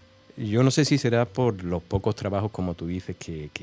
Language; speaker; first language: Spanish; native; Spanish